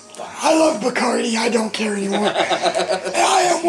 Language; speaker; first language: English; native; English